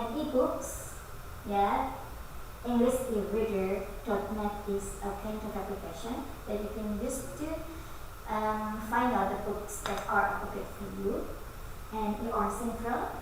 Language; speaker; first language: English; non-native, fluent; Indonesian